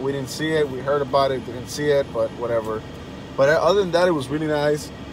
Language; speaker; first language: English; early bilingual, other home language; Spanish